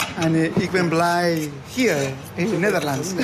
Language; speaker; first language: Dutch; non-native, learner; Spanish